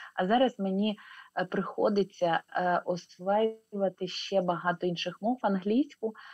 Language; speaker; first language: Ukrainian; non-native, local second language; Russian